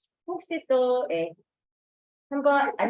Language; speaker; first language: Korean; native; Korean